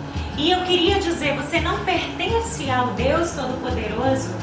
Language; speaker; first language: Portuguese; native; Portuguese